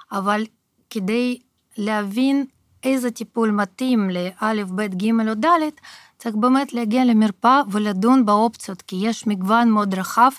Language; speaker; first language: Hebrew; early bilingual, other home language; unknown